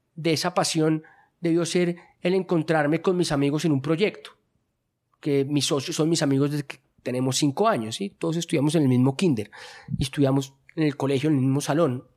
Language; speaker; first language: Spanish; native; Spanish